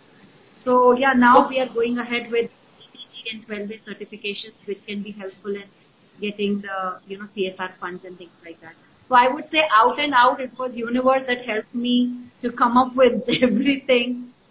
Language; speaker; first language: English; non-native, local second language; Hindi